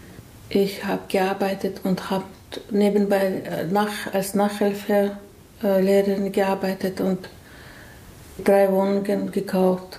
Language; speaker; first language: German; non-native, learner; Chechen